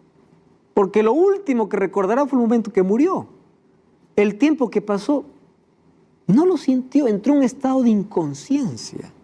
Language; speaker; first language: Spanish; native; Spanish